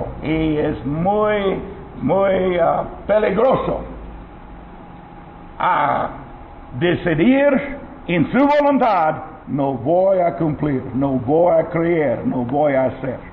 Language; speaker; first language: Spanish; non-native, learner; English